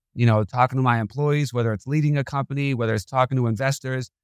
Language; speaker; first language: English; native; English